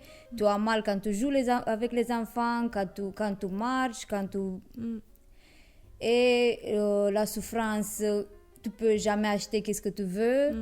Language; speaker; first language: French; non-native, fluent; Romanian